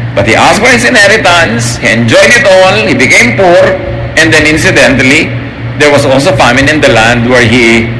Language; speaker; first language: English; non-native, local second language; Filipino